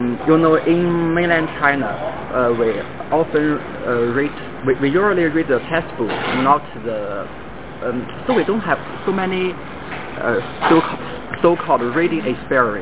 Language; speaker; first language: English; non-native, fluent; Chinese